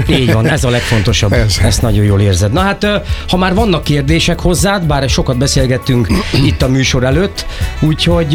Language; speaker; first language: Hungarian; native; Hungarian